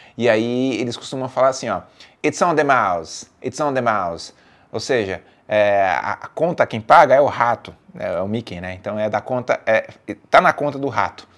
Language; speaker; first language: Portuguese; native; Portuguese